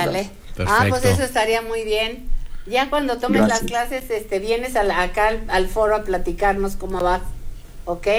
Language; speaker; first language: Spanish; native; Spanish